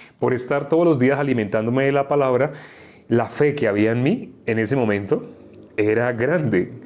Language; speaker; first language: Spanish; native; Spanish